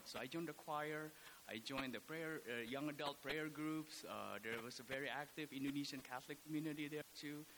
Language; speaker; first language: English; non-native, fluent; Indonesian